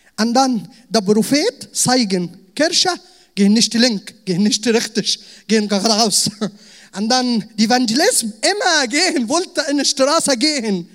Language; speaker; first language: German; non-native, learner; Arabic